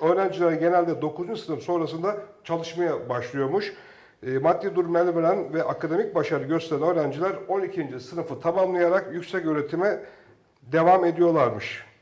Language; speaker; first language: Turkish; native; Turkish